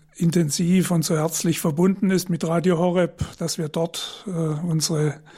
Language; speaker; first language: German; native; German